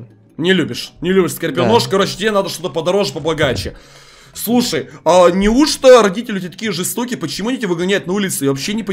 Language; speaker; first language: Russian; native; Russian